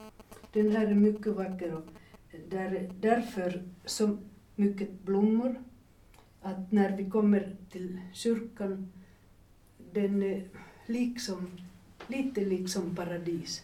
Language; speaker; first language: Swedish; non-native, fluent; Finnish